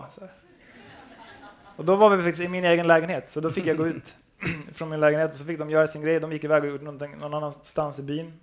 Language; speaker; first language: Swedish; native; Swedish